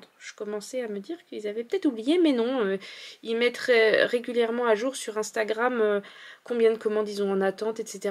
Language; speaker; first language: French; native; French